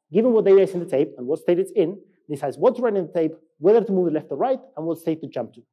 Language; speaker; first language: English; non-native, fluent; Spanish